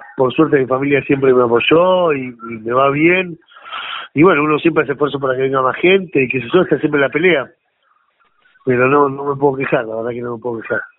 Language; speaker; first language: Spanish; native; Spanish